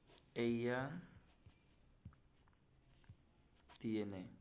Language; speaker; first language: Spanish; non-native, learner; Hindi